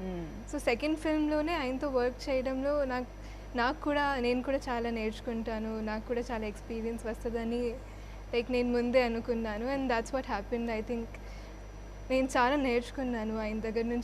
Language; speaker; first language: Telugu; non-native, fluent; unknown